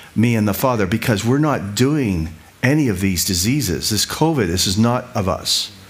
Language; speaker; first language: English; native; English